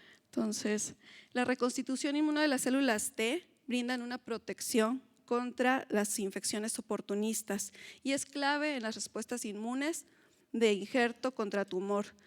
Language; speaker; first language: Spanish; native; Spanish